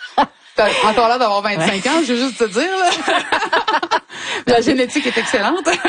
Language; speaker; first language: French; native; French